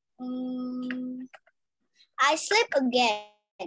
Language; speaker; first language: English; non-native, local second language; Indonesian